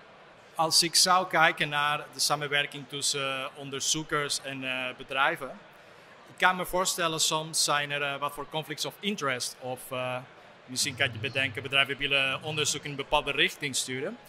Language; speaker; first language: Dutch; non-native, fluent; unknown